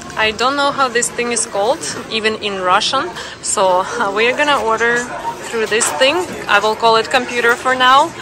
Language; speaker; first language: English; non-native, fluent; Russian